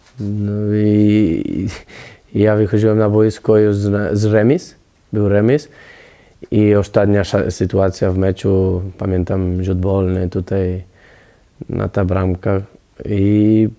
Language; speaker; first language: Polish; non-native, learner; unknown